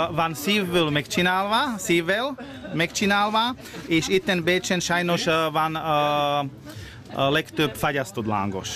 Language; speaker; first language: Hungarian; non-native, learner; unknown